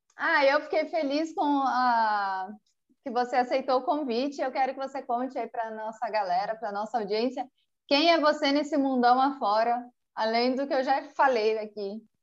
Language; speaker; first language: Portuguese; native; Portuguese